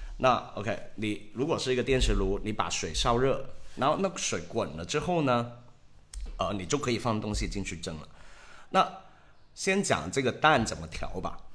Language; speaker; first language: Chinese; non-native, local second language; Cantonese